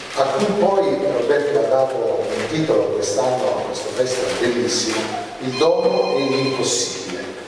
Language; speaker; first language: Italian; native; Italian